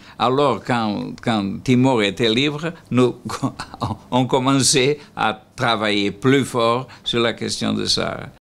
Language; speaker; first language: French; non-native, learner; Portuguese